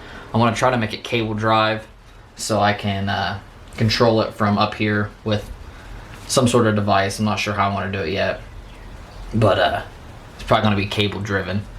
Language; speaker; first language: English; native; English